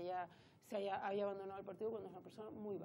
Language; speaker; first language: Spanish; native; Spanish